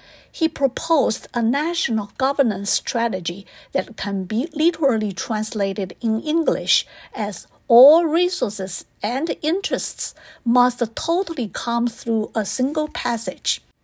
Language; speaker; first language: English; non-native, fluent; Chinese